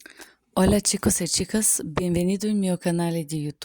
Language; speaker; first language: Spanish; non-native, learner; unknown